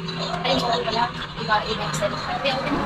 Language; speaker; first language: Filipino; native; Filipino